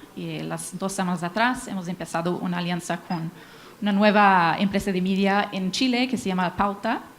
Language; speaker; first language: Spanish; non-native, fluent; English